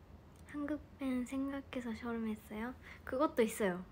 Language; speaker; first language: Korean; non-native, fluent; Japanese